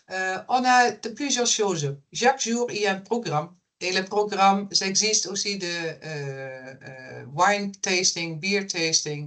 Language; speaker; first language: French; non-native, fluent; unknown